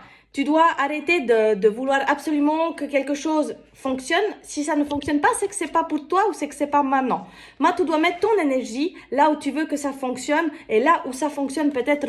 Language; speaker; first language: French; native; French